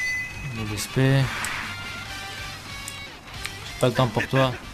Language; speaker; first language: French; native; French